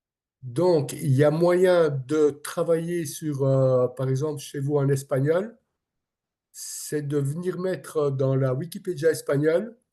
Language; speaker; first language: French; non-native, local second language; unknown